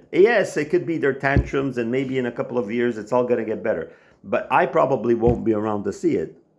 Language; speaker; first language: English; non-native, local second language; French